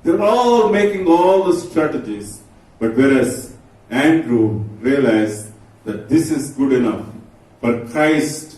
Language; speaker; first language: English; non-native, local second language; Telugu